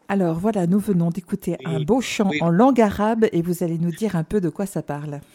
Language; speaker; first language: French; native; French